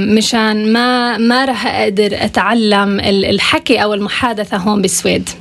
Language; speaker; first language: Arabic; non-native, fluent; Swedish